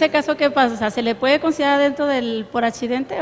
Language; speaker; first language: Spanish; native; Spanish